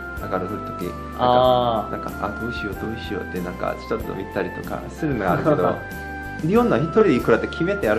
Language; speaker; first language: Japanese; non-native, fluent; Korean